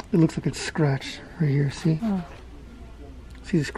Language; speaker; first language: English; native; English